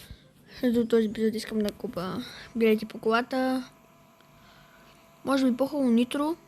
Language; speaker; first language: Bulgarian; native; Bulgarian